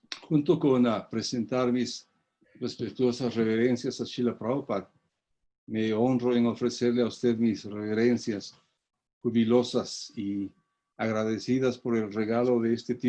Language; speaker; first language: Spanish; native; Spanish